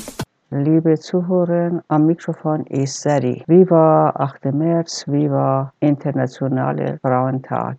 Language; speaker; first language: German; non-native, learner; Persian